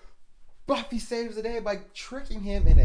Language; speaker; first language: English; native; English